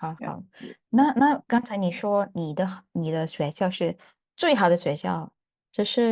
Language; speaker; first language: Chinese; non-native, learner; English